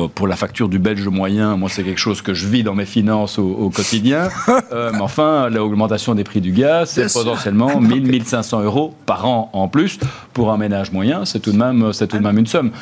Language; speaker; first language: French; native; French